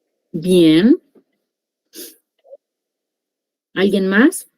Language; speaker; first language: Spanish; native; Spanish